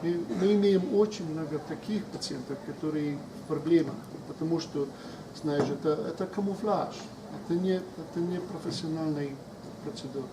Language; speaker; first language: Russian; non-native, learner; Polish